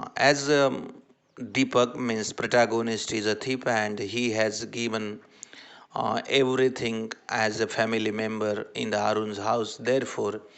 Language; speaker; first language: English; non-native, local second language; Marathi